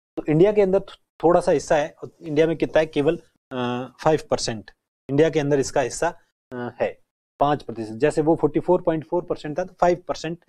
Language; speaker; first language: Hindi; native; Hindi